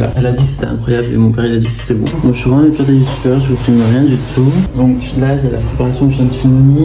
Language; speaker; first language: French; native; French